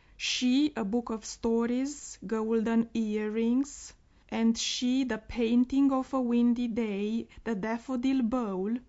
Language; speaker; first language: English; non-native, fluent; Romanian